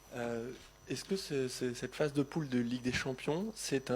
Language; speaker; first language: French; native; French